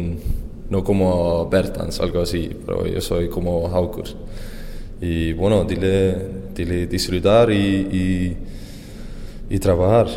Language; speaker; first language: Spanish; non-native, learner; Icelandic